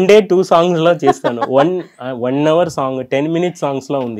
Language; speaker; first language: Telugu; non-native, fluent; Tamil